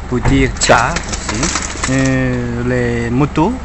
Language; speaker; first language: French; non-native, learner; Korean